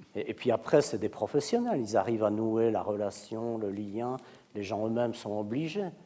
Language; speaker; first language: French; native; French